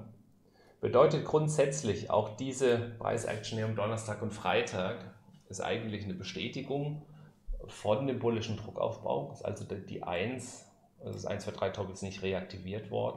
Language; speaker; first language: German; native; German